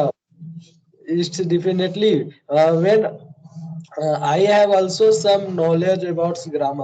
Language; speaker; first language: English; non-native, learner; Hindi